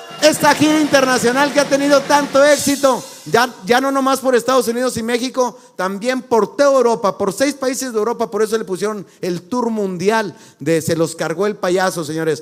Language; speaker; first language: Spanish; native; Spanish